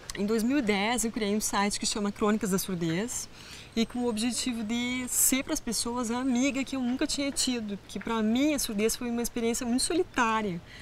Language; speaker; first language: Portuguese; native; Portuguese